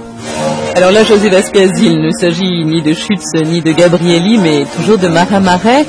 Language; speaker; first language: French; native; French